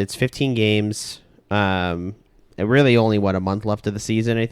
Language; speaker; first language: English; native; English